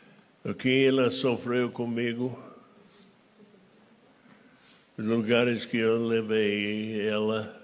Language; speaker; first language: Portuguese; non-native, fluent; English